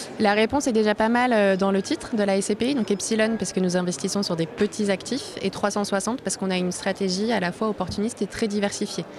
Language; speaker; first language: French; native; French